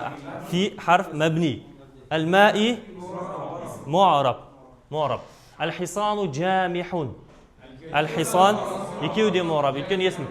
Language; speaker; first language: Arabic; non-native, fluent; Kazakh